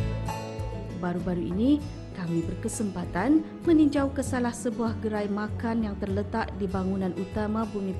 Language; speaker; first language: Malay; native; Malay